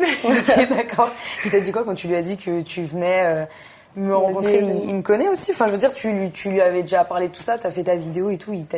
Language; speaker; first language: French; native; French